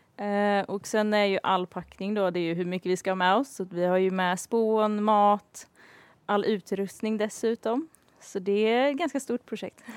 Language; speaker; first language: Swedish; native; Swedish